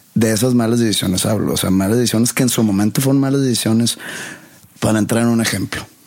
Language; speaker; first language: Spanish; native; Spanish